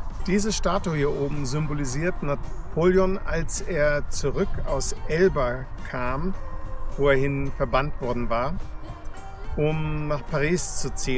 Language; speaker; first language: German; native; German